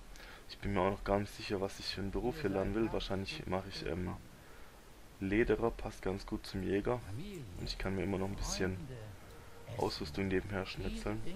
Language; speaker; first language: German; native; German